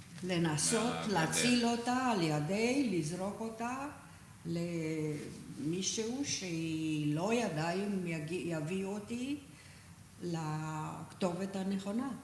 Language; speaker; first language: Hebrew; non-native, fluent; Romanian